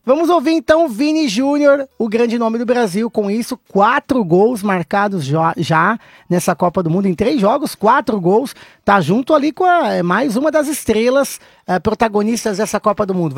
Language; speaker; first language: Portuguese; native; Portuguese